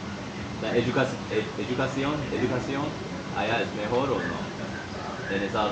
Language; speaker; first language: Spanish; non-native, learner; English